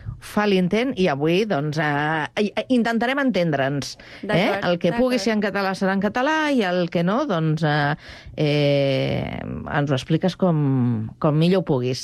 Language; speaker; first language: Catalan; native; Catalan